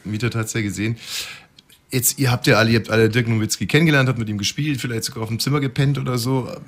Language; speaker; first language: German; native; German